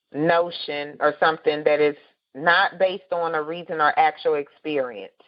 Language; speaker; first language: English; native; English